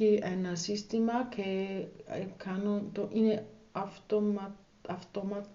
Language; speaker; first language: Greek; non-native, learner; German